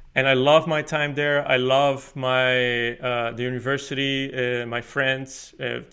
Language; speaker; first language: English; non-native, fluent; Portuguese